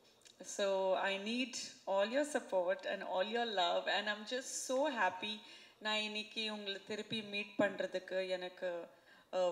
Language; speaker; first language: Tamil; non-native, fluent; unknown